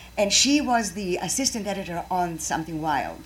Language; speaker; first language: English; non-native, fluent; Croatian